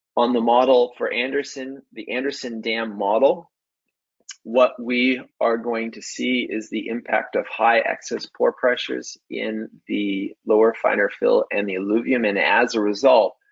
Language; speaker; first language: English; native; English